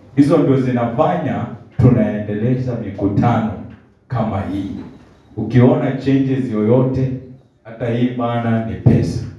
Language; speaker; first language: Swahili; native; Swahili